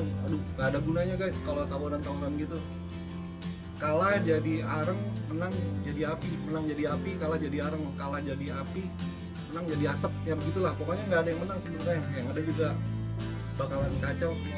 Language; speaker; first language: Indonesian; native; Indonesian